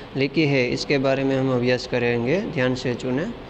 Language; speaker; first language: Hindi; non-native, local second language; Gujarati